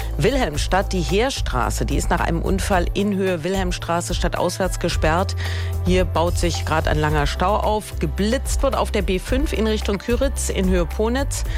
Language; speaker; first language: German; native; German